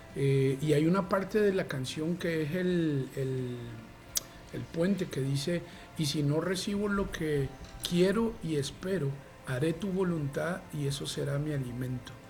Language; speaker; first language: Spanish; native; Spanish